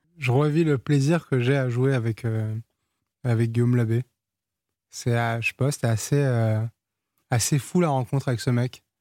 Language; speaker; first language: French; early bilingual, other home language; Portuguese